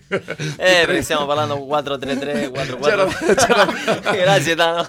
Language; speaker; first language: Italian; non-native, learner; Spanish